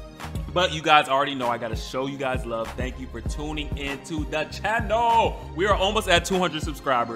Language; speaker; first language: English; native; English